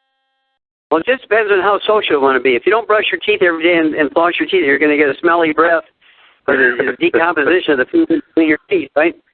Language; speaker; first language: English; native; English